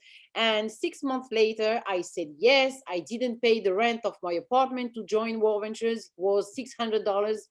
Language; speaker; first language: English; non-native, fluent; French